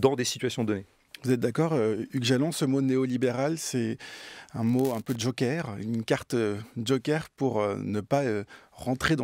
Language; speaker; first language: French; native; French